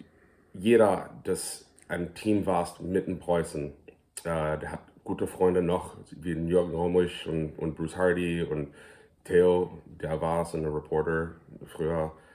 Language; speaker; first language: German; early bilingual, heritage; English